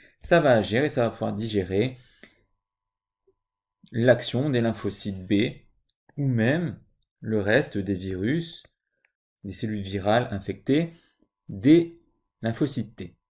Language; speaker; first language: French; native; French